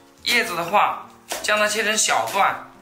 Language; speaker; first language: Chinese; native; Chinese